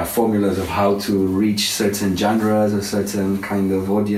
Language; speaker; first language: English; non-native, fluent; Spanish